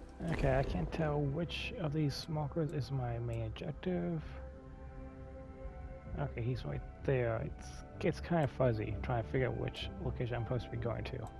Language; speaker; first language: English; native; English